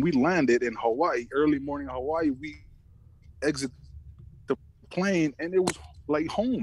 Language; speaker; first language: English; early bilingual, other home language; Samoan